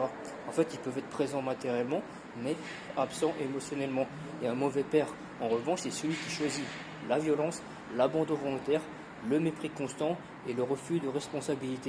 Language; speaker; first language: French; native; French